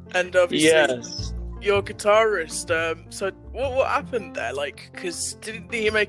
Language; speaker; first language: English; native; English